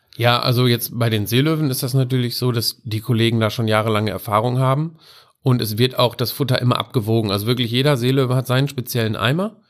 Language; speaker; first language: German; native; German